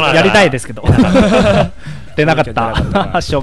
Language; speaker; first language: Japanese; non-native, learner; Chinese